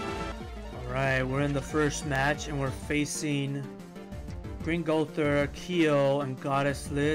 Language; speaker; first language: English; native; English